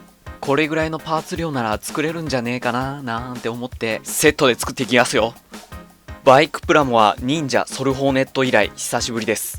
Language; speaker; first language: Japanese; native; Japanese